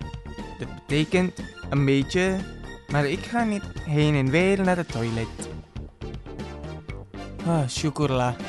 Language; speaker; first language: Dutch; non-native, learner; Indonesian